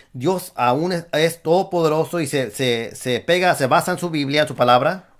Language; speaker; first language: Spanish; early bilingual, other home language; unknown